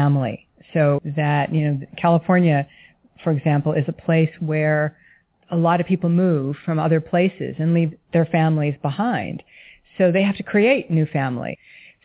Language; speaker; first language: English; native; English